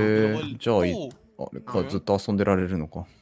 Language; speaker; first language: Japanese; native; Japanese